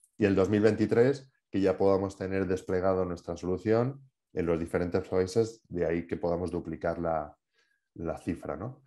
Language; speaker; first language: Spanish; native; Spanish